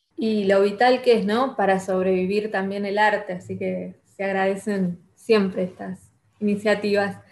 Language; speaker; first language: Spanish; native; Spanish